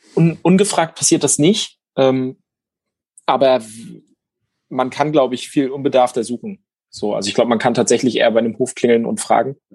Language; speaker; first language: German; native; German